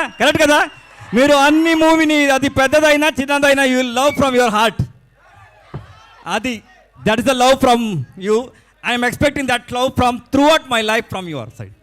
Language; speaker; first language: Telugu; non-native, learner; Kannada